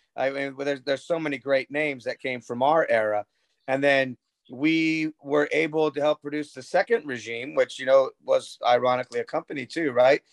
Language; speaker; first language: English; native; English